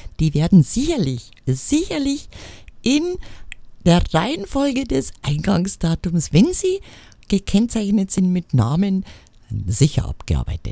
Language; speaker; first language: German; native; German